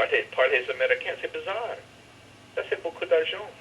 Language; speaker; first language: French; non-native, learner; English